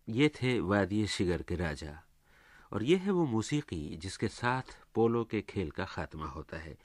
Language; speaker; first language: Urdu; native; Urdu